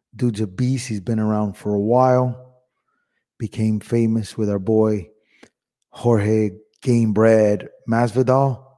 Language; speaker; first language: English; early bilingual, other home language; Spanish